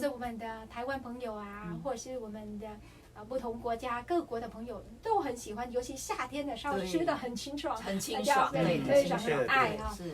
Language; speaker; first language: Chinese; non-native, fluent; Vietnamese